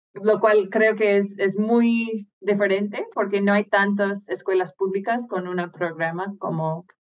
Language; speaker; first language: Spanish; non-native, fluent; English